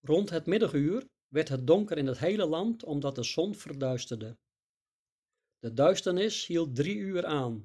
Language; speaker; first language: Dutch; native; Dutch